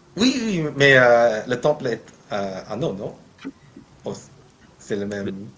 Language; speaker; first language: French; non-native, learner; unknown